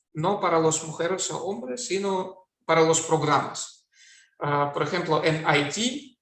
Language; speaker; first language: Spanish; non-native, fluent; Russian